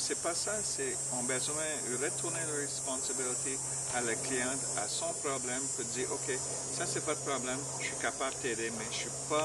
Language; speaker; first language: French; non-native, learner; English